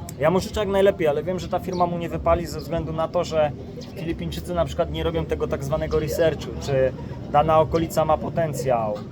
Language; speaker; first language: Polish; native; Polish